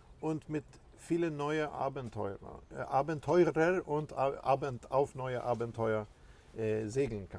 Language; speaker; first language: German; non-native, fluent; Swedish